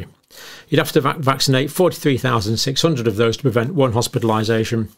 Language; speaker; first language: English; native; English